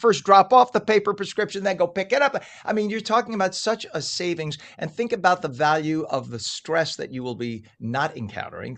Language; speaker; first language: English; native; English